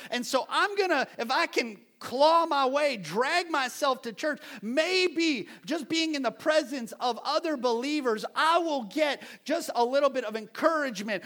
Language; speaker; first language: English; native; English